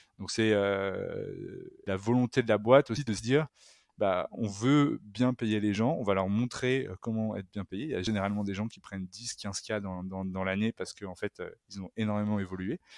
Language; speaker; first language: French; native; French